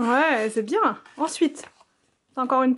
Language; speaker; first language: French; native; French